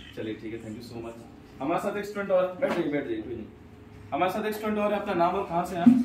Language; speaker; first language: Hindi; native; Hindi